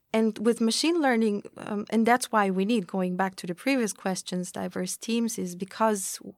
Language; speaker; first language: English; non-native, fluent; German